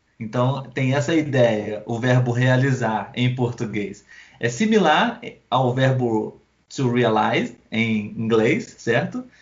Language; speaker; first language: Portuguese; native; Portuguese